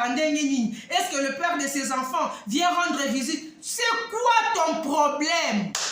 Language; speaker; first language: French; non-native, local second language; Lingala